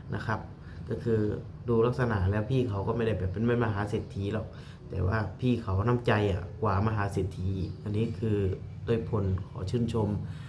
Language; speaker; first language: Thai; native; Thai